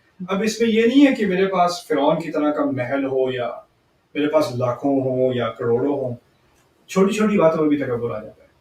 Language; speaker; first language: Urdu; early bilingual, heritage; Urdu